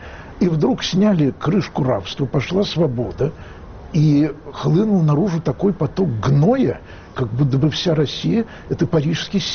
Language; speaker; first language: Russian; native; Russian